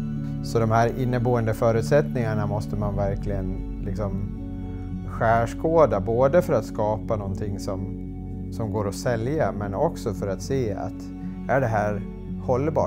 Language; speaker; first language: Swedish; native; Swedish